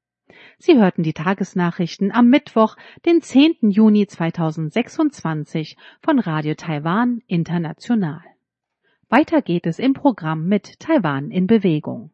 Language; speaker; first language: German; native; German